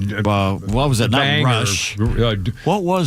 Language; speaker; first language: English; native; English